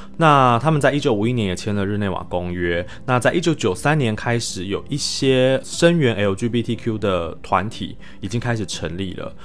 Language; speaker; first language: Chinese; native; Chinese